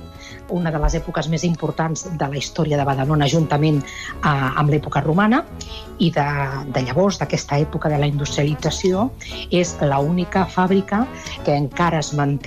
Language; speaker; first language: Catalan; native; Catalan